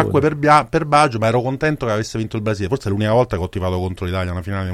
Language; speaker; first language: Italian; native; Italian